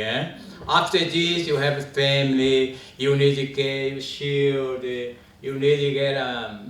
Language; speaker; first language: English; non-native, learner; Portuguese